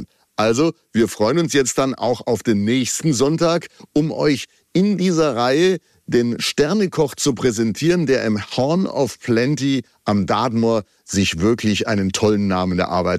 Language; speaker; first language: German; native; German